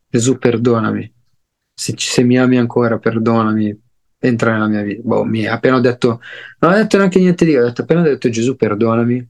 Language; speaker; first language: Italian; native; Italian